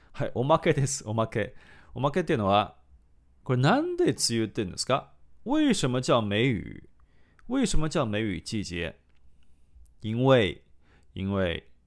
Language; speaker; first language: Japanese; non-native, fluent; Chinese